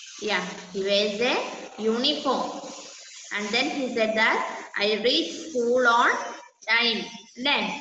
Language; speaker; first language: English; non-native, local second language; Malayalam